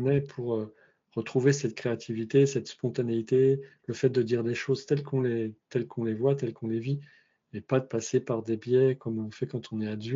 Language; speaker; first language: French; native; French